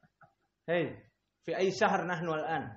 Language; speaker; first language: Arabic; non-native, fluent; Indonesian